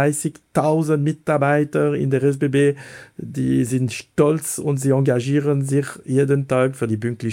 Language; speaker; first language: German; non-native, fluent; Italian